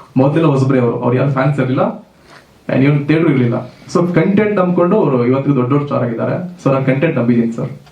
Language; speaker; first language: Kannada; native; Kannada